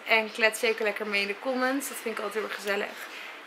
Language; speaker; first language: Dutch; native; Dutch